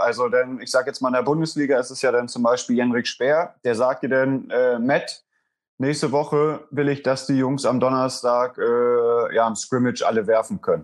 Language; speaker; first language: German; native; German